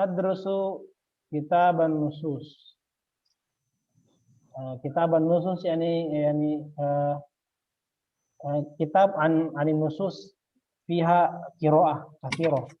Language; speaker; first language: Arabic; non-native, fluent; Indonesian